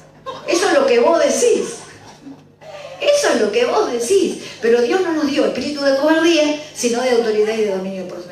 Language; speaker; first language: Spanish; native; Spanish